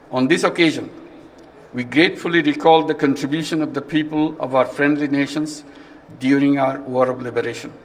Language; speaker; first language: English; non-native, local second language; Bangla